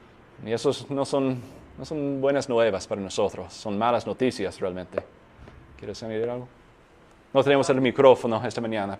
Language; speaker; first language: Spanish; non-native, fluent; English